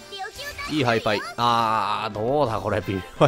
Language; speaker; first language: Japanese; native; Japanese